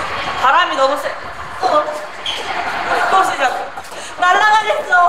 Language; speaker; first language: Korean; native; Korean